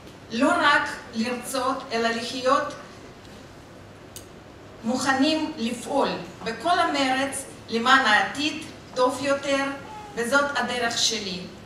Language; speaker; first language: Hebrew; non-native, fluent; Russian